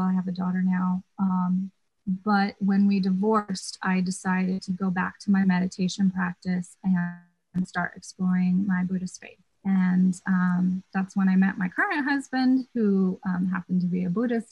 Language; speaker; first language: English; native; English